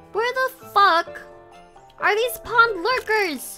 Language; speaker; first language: English; non-native, local second language; Filipino